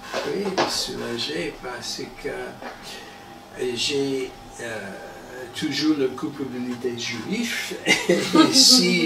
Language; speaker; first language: French; non-native, learner; English